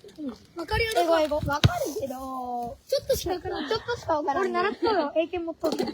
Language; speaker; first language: Japanese; native; Japanese